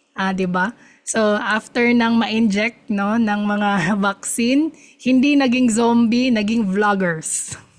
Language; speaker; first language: Filipino; non-native, local second language; Cebuano